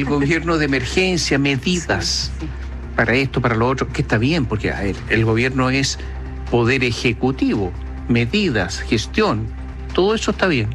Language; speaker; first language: Spanish; native; Spanish